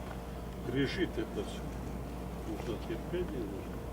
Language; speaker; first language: Russian; non-native, local second language; Tajik